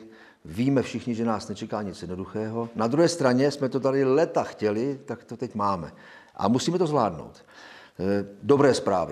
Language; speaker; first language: Czech; native; Czech